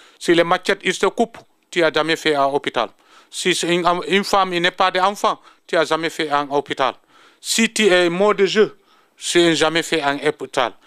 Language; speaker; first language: French; non-native, local second language; Fula